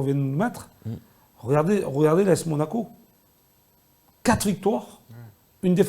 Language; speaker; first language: French; native; French